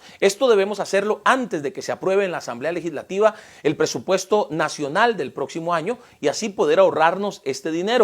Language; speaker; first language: Spanish; native; Spanish